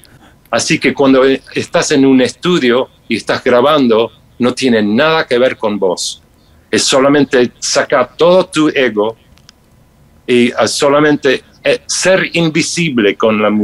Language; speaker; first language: Spanish; non-native, fluent; English